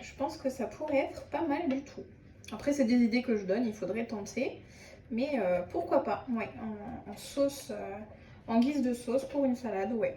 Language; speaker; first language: French; native; French